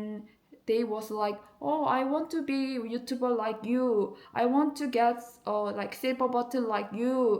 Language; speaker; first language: English; non-native, learner; Korean